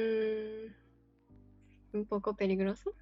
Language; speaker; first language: Spanish; non-native, fluent; Japanese